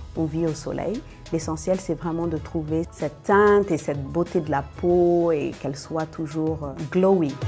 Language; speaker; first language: French; early bilingual, other home language; Wolof